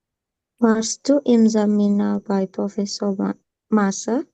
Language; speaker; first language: German; non-native, learner; Indonesian